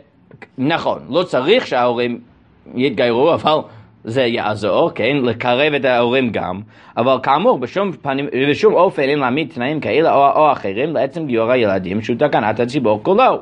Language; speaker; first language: Hebrew; non-native, fluent; English